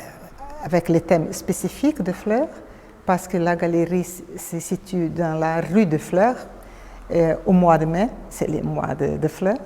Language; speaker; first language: French; non-native, fluent; Portuguese